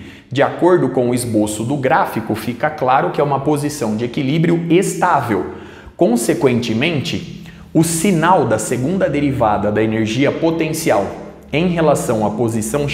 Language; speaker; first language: Portuguese; native; Portuguese